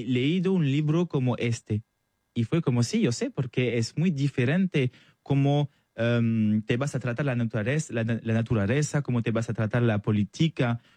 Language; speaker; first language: Spanish; non-native, learner; French